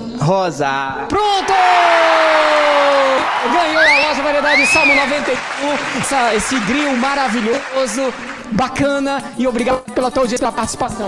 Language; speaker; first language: Portuguese; native; Portuguese